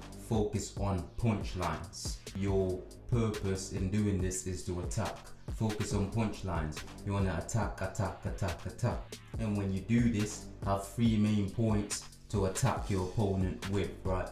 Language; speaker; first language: English; native; English